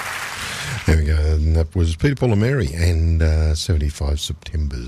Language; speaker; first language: English; native; English